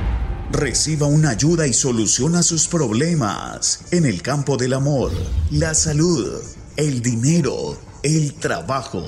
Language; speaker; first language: Spanish; native; Spanish